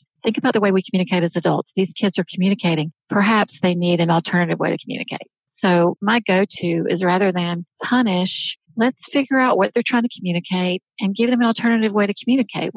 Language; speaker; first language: English; native; English